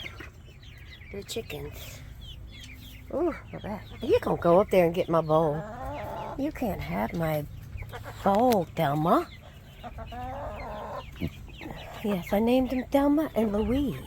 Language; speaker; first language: English; native; English